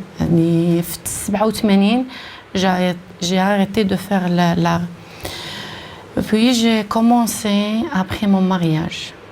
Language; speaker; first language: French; non-native, local second language; Arabic